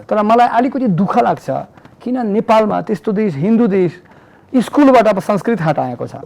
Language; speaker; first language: Nepali; non-native, fluent; Russian